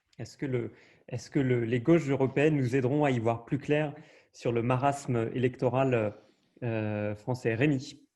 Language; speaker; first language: French; native; French